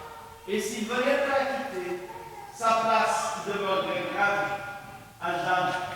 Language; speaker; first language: French; native; French